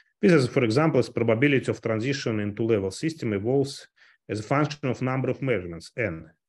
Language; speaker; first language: English; non-native, fluent; Russian